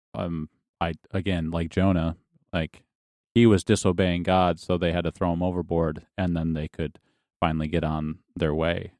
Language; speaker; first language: English; native; English